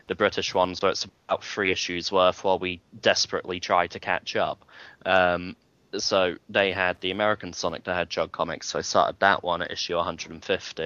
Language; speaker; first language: English; native; English